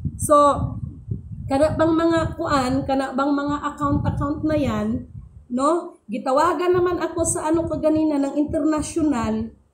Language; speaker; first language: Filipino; non-native, local second language; Cebuano